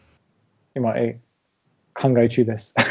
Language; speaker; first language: Japanese; non-native, learner; English